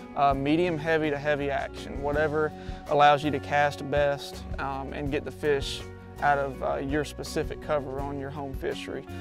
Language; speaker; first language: English; native; English